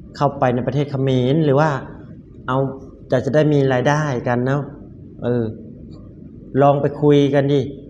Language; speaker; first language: Thai; native; Thai